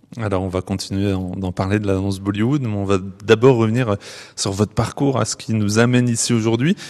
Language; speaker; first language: French; native; French